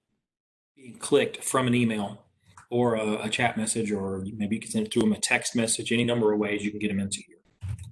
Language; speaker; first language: English; native; English